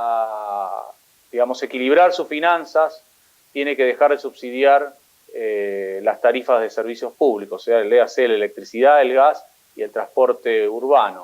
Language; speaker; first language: Spanish; native; Spanish